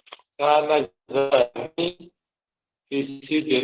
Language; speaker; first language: Arabic; non-native, learner; Indonesian